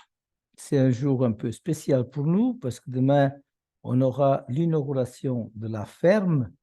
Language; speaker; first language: French; non-native, fluent; Portuguese